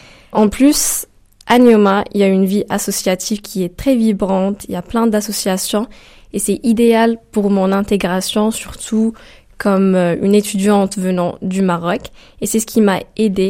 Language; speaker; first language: French; non-native, local second language; Arabic